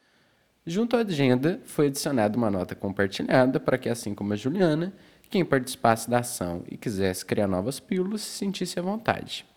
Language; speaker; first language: Portuguese; native; Portuguese